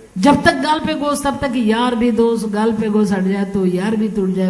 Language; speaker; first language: Hindi; non-native, local second language; Marathi